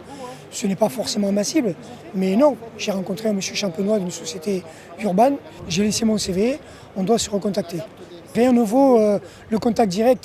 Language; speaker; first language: French; native; French